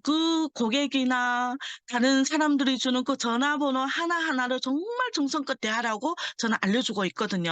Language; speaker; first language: Korean; early bilingual, heritage; Korean